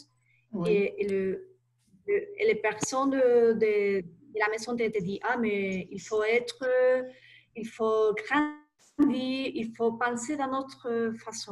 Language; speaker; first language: French; non-native, learner; Spanish